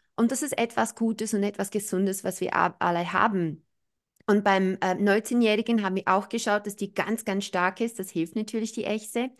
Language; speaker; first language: German; non-native, fluent; English